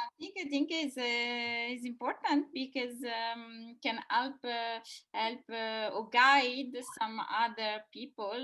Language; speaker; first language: English; non-native, fluent; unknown